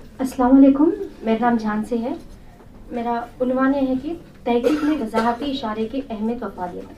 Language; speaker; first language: Urdu; non-native, local second language; Telugu